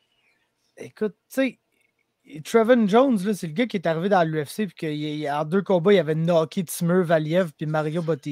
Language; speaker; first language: French; native; French